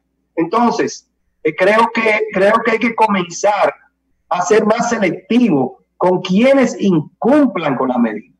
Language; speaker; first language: Spanish; native; Spanish